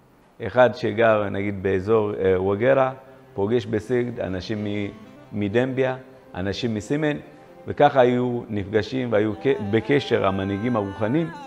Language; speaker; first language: Hebrew; non-native, fluent; Amharic